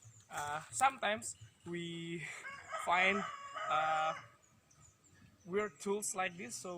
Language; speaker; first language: English; non-native, fluent; Indonesian